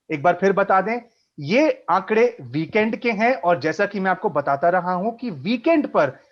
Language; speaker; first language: Hindi; native; Hindi